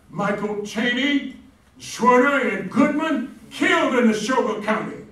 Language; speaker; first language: English; native; English